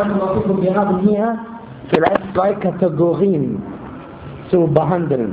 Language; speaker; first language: German; non-native, fluent; Arabic